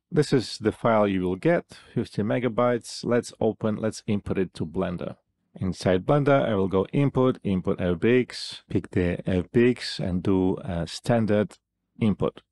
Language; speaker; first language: English; non-native, fluent; Russian